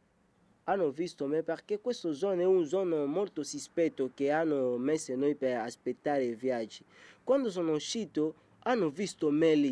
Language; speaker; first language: Italian; non-native, learner; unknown